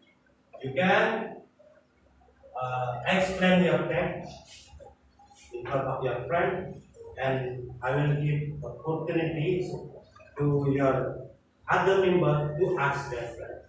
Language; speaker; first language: English; non-native, learner; Indonesian